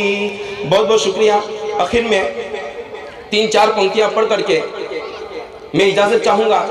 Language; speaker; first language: Hindi; native; Hindi